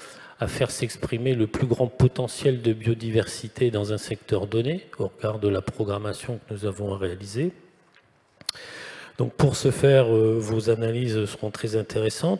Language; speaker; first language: French; native; French